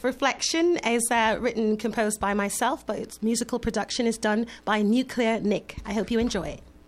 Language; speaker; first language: English; native; English